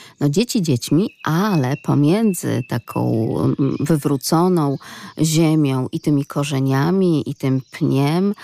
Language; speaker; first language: Polish; native; Polish